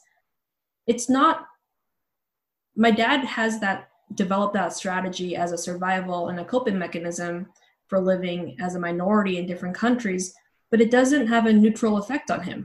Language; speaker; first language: English; native; English